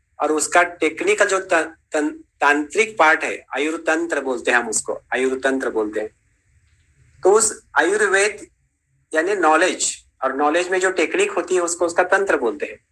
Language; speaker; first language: Hindi; non-native, local second language; Marathi